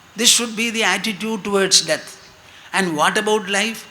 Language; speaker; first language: English; non-native, local second language; Malayalam